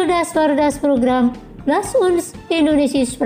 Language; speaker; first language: German; non-native, learner; Indonesian